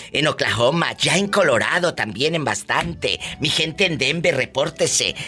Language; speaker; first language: Spanish; native; Spanish